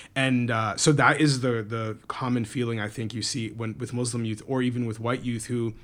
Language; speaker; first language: English; native; English